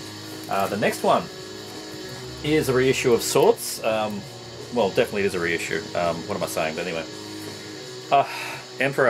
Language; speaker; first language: English; native; English